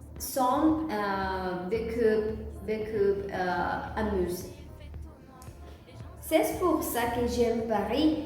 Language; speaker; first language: French; non-native, learner; Spanish